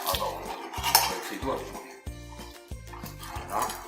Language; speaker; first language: French; native; French